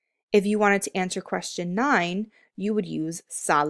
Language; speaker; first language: English; native; English